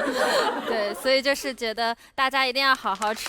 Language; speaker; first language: Chinese; native; Chinese